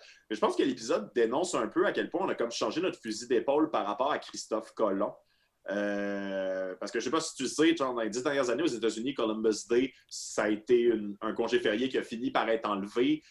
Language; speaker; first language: French; native; French